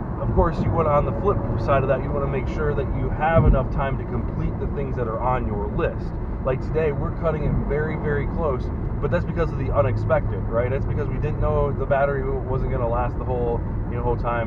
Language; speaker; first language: English; native; English